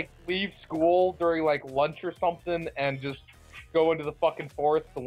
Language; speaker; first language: English; native; English